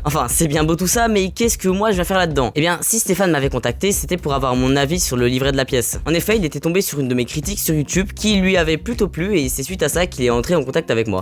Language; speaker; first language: French; native; French